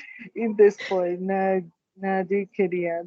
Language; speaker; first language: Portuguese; non-native, learner; Spanish